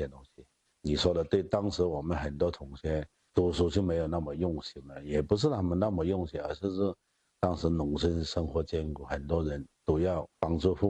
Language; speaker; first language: Chinese; native; Chinese